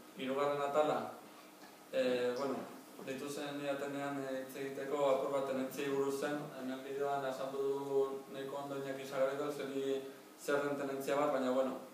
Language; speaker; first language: Basque; non-native, local second language; Spanish